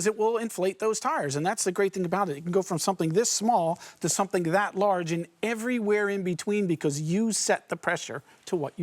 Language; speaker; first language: English; native; English